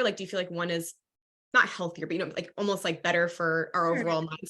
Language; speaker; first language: English; native; English